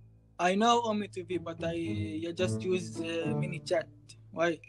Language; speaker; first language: English; non-native, learner; Arabic